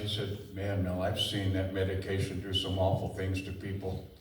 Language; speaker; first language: English; native; English